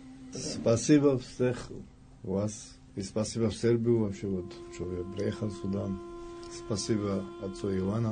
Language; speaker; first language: Russian; non-native, fluent; Georgian